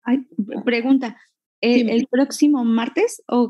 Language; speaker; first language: Spanish; native; Spanish